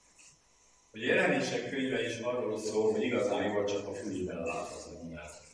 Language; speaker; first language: Hungarian; native; Hungarian